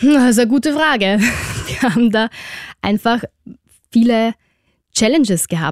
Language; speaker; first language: German; native; German